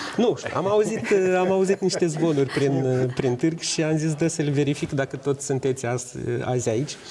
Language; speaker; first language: Romanian; native; Romanian